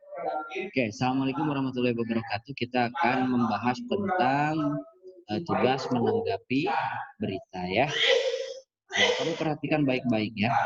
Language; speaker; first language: Indonesian; native; Indonesian